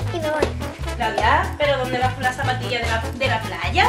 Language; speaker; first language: Spanish; native; Spanish